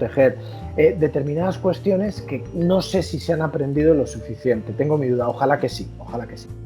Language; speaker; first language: Spanish; native; Spanish